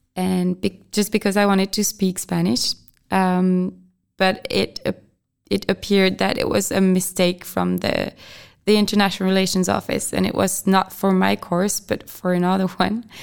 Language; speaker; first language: English; non-native, fluent; French